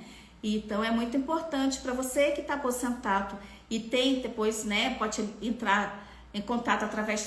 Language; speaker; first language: Portuguese; native; Portuguese